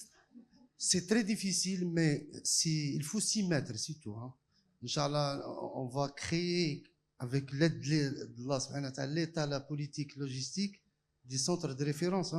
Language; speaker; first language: French; non-native, local second language; Arabic